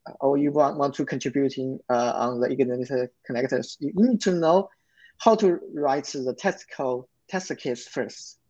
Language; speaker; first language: English; non-native, learner; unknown